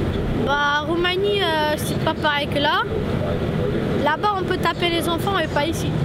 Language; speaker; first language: French; early bilingual, other home language; Romanian